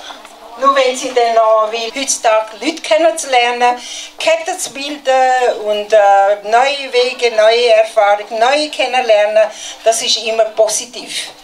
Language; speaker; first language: German; non-native, fluent; Tibetan